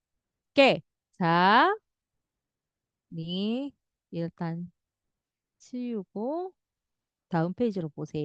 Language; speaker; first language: Korean; non-native, fluent; Indonesian